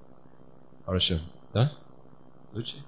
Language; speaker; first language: Russian; non-native, fluent; English